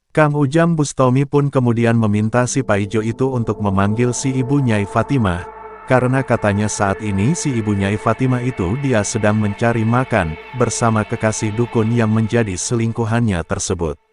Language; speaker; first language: Indonesian; native; Indonesian